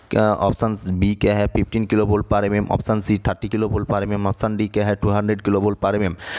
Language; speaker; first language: Hindi; native; Hindi